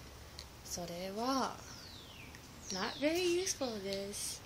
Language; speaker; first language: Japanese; non-native, learner; English